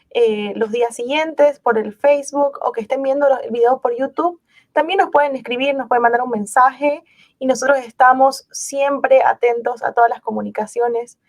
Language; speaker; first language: Spanish; native; Spanish